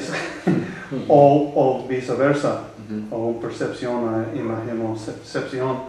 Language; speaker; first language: Spanish; non-native, learner; English